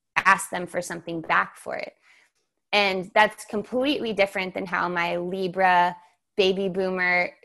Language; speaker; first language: English; native; English